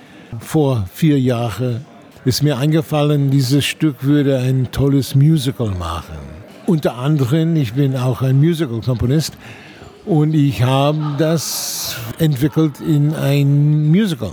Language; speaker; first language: German; non-native, fluent; English